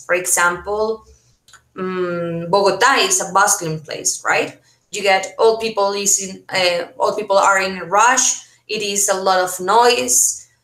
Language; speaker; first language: English; non-native, fluent; Spanish